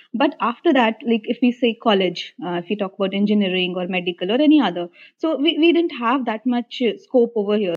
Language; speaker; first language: English; non-native, local second language; Hindi